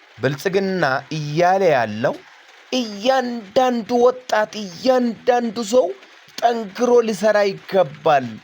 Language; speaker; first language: Amharic; non-native, local second language; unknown